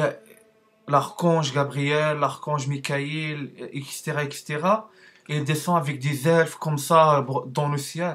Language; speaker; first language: French; non-native, learner; Arabic